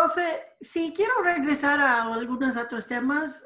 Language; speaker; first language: Spanish; early bilingual, other home language; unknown